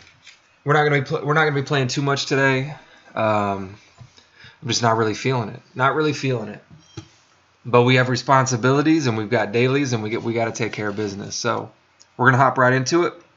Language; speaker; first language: English; native; English